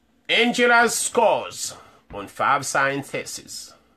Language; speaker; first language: English; non-native, fluent; Haitian Creole